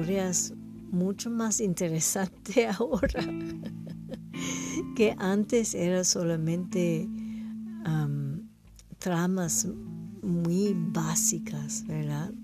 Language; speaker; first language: Spanish; non-native, learner; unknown